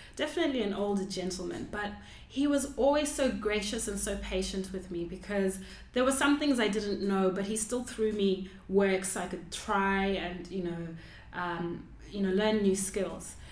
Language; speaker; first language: English; non-native, local second language; Shona